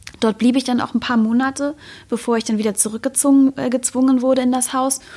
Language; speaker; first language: German; native; German